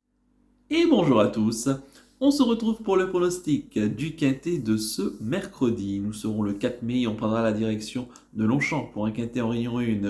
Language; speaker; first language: French; native; French